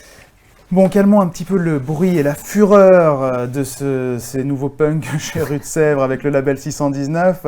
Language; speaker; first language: French; native; French